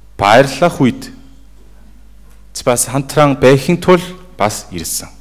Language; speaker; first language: Mongolian; non-native, fluent; Korean